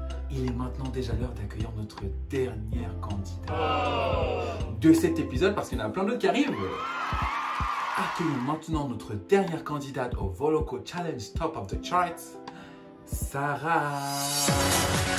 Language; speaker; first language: French; native; French